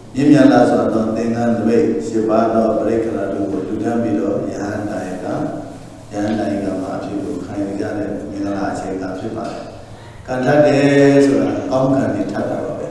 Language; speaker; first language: Burmese; native; Burmese